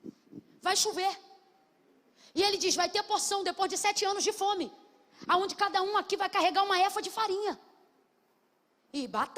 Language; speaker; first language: Portuguese; native; Portuguese